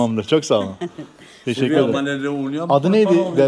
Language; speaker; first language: Turkish; native; Turkish